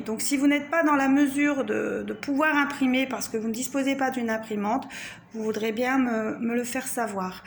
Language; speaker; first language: French; native; French